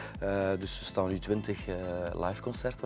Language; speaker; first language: Dutch; native; Dutch